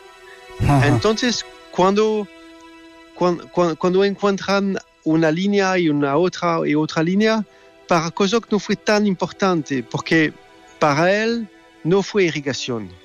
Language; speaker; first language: Spanish; non-native, fluent; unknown